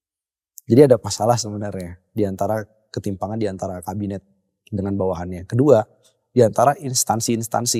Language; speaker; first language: Indonesian; native; Indonesian